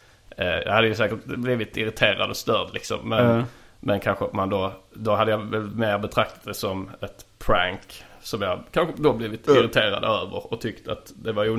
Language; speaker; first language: Swedish; native; Swedish